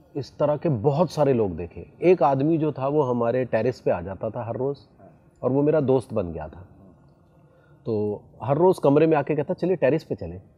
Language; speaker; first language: Hindi; native; Hindi